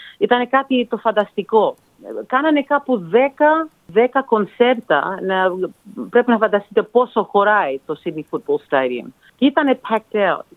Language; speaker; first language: Greek; early bilingual, heritage; Greek